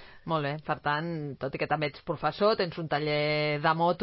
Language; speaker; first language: Catalan; native; Catalan